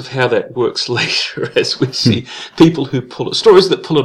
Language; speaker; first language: English; native; English